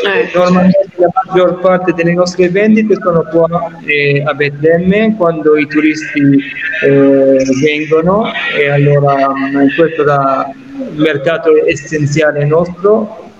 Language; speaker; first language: Italian; non-native, fluent; Arabic